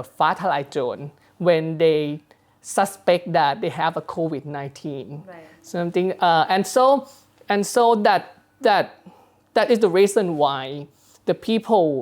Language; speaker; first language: English; non-native, learner; Thai